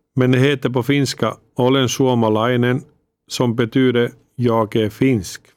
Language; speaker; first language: Swedish; non-native, fluent; Finnish